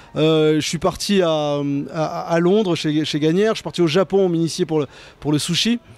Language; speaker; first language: French; native; French